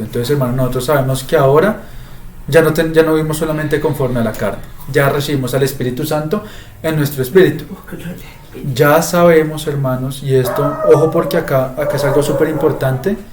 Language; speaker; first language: Spanish; native; Spanish